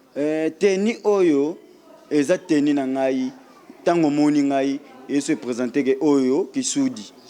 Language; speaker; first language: Lingala; non-native, local second language; Kongo